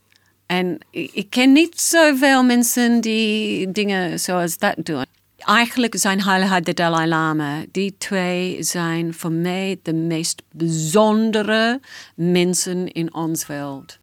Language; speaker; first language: Dutch; non-native, fluent; English